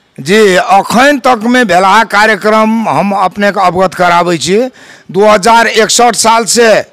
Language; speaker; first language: Maithili; non-native, local second language; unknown